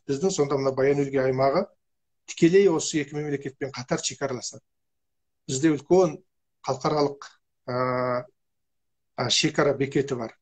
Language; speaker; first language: Kazakh; native; Kazakh